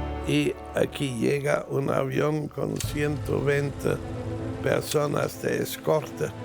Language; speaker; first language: Spanish; non-native, fluent; German